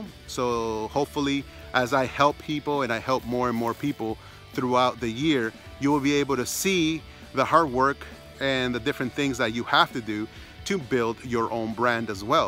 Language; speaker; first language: English; early bilingual, other home language; Spanish